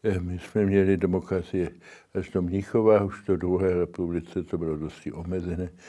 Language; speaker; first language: Czech; early bilingual, heritage; Czech